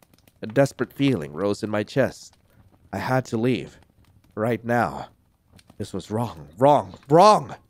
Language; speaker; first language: English; native; English